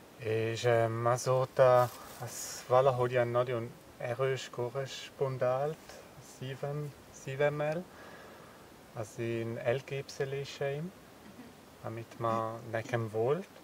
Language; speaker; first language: Hungarian; non-native, learner; German